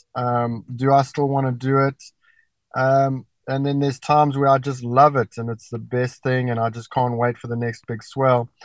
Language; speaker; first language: English; native; English